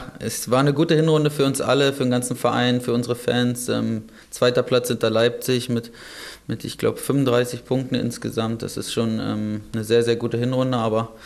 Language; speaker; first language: German; native; German